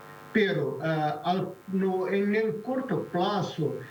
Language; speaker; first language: Spanish; non-native, fluent; Portuguese